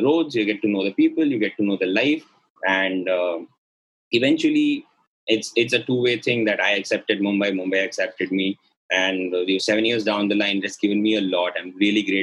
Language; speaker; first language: English; non-native, local second language; Gujarati